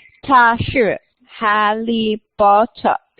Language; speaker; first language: Chinese; non-native, learner; English